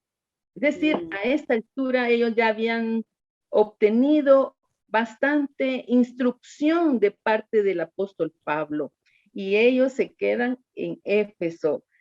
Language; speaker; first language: Spanish; native; Spanish